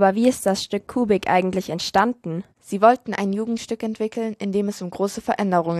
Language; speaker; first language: German; native; German